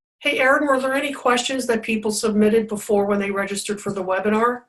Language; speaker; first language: English; native; English